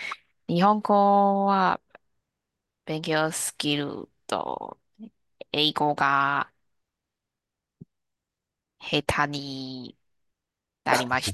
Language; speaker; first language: Japanese; non-native, learner; Chinese